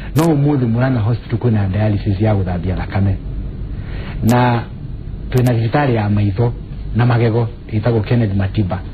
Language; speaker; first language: Kikuyu; native; Kikuyu